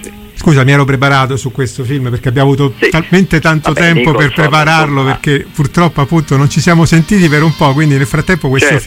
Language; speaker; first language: Italian; native; Italian